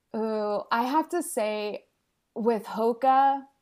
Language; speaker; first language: English; early bilingual, other home language; Spanish